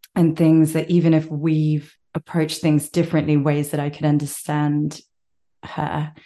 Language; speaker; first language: English; native; English